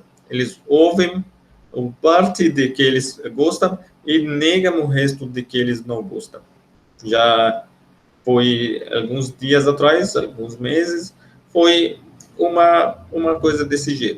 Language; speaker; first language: Portuguese; non-native, fluent; Arabic